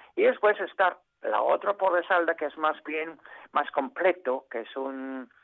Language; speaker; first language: Spanish; non-native, fluent; English